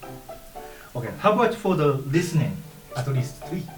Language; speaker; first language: English; non-native, learner; Japanese